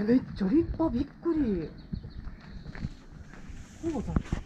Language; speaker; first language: Japanese; native; Japanese